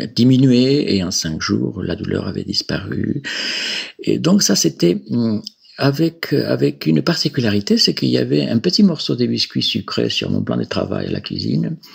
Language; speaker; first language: French; non-native, fluent; Spanish